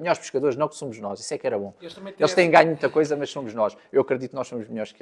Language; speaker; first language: Portuguese; native; Portuguese